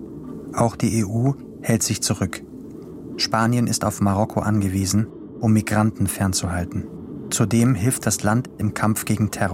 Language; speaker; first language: German; native; German